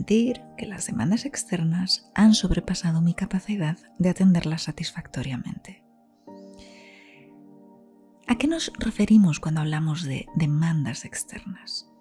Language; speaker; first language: Spanish; native; Spanish